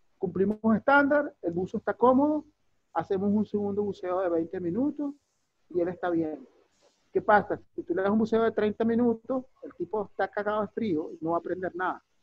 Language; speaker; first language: Spanish; native; Spanish